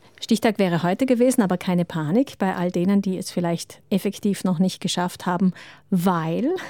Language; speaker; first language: German; native; German